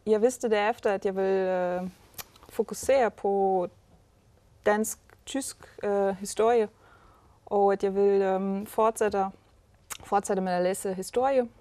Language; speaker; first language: Danish; non-native, fluent; German